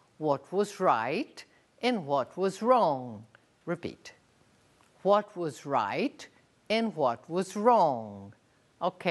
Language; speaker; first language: English; non-native, fluent; Portuguese